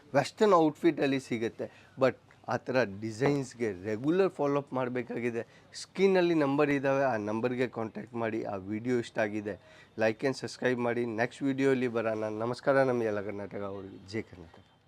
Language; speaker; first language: Kannada; non-native, local second language; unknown